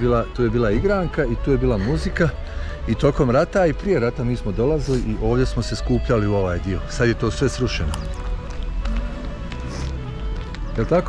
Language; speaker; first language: Croatian; native; Croatian